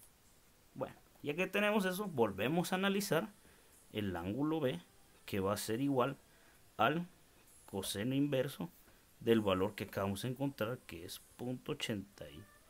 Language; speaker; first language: Spanish; native; Spanish